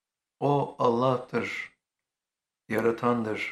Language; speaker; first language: Turkish; native; Turkish